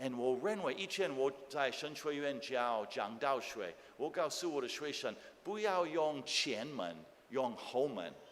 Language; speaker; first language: Chinese; non-native, fluent; English